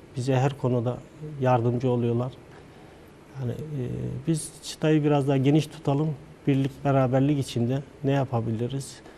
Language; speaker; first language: Turkish; native; Turkish